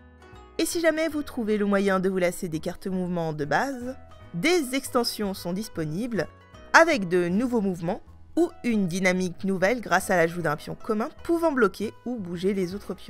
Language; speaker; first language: French; native; French